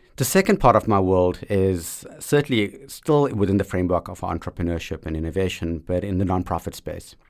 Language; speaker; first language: English; native; English